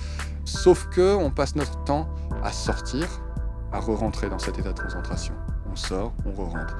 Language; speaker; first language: French; native; French